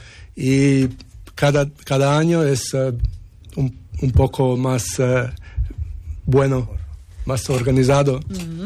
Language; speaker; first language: Spanish; non-native, learner; Serbian